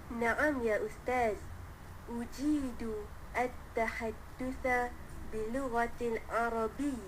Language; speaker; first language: Arabic; non-native, learner; Malay